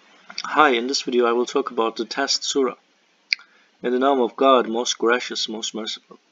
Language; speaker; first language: English; non-native, fluent; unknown